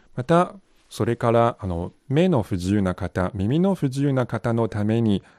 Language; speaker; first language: Japanese; non-native, fluent; Chinese